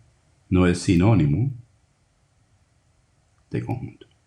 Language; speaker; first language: Spanish; native; Spanish